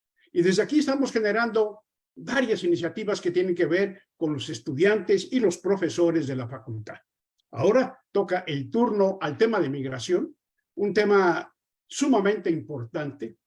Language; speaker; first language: Spanish; native; Spanish